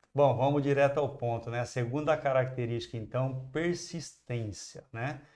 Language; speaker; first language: Portuguese; native; Portuguese